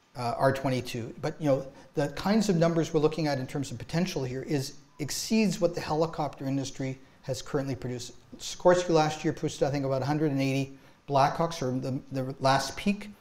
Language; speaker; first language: English; native; English